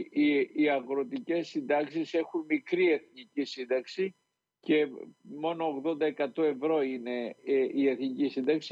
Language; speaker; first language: Greek; native; Greek